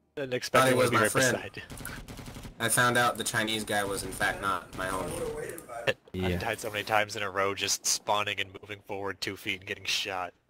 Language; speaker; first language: English; native; English